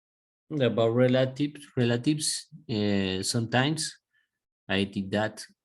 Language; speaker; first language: English; non-native, learner; Spanish